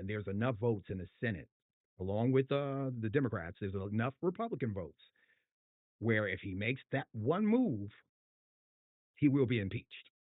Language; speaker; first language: English; native; English